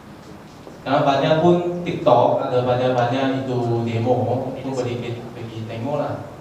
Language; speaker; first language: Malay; non-native, local second language; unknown